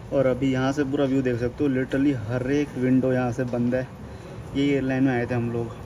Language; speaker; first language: Hindi; native; Hindi